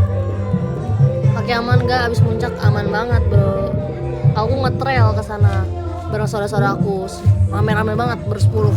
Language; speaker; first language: Indonesian; native; Indonesian